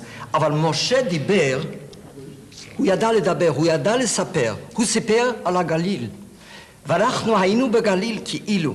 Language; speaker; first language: Hebrew; non-native, fluent; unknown